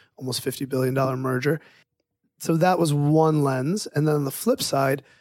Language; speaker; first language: English; native; English